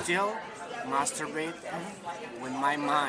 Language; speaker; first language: English; non-native, learner; Serbian